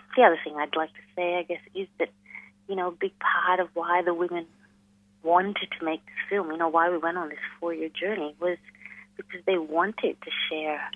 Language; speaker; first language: English; non-native, local second language; Hindi